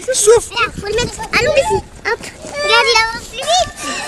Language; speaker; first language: French; native; French